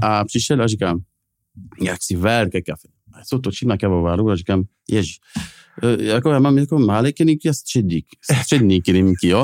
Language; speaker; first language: Czech; non-native, fluent; French